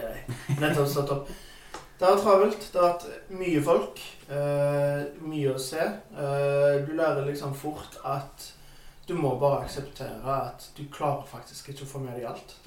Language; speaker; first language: Norwegian; native; Norwegian